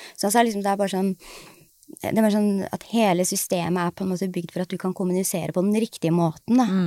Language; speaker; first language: Norwegian; early bilingual, other home language; Somali